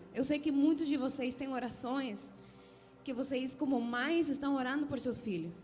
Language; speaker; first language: Portuguese; non-native, fluent; Spanish